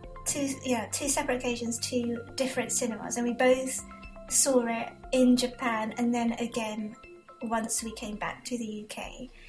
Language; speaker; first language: English; early bilingual, other home language; Japanese